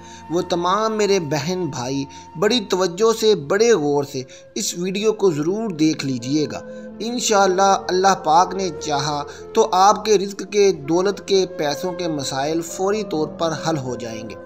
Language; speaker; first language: Urdu; native; Urdu